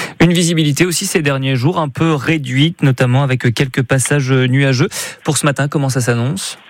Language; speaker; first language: French; native; French